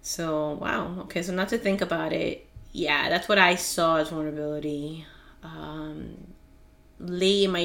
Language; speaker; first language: English; non-native, fluent; Spanish